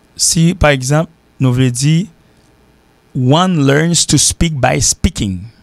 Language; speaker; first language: French; native; French